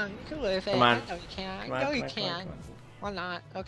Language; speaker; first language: English; native; English